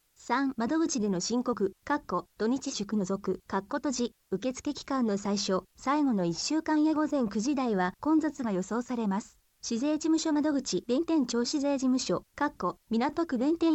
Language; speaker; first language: Japanese; native; Japanese